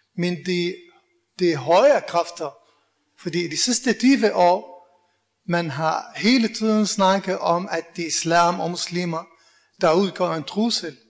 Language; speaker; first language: Danish; non-native, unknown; Arabic